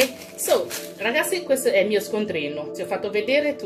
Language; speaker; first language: Italian; non-native, learner; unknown